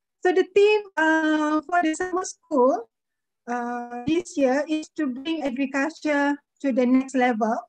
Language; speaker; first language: English; non-native, fluent; Malay